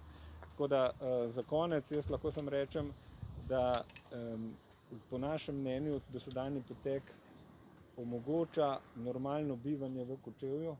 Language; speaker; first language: Slovenian; native; Slovenian